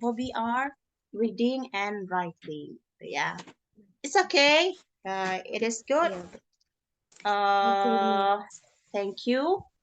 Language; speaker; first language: English; non-native, learner; Indonesian